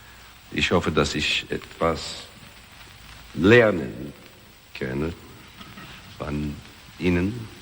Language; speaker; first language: German; non-native, learner; English